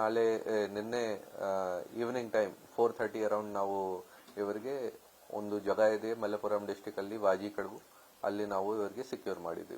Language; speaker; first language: Kannada; non-native, local second language; Hindi